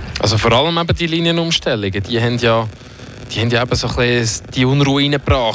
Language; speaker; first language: German; native; German